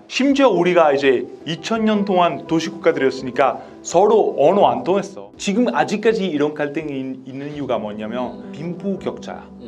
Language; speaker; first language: Korean; non-native, fluent; Italian